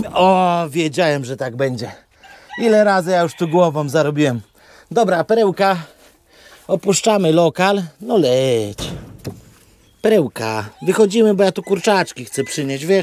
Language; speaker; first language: Polish; native; Polish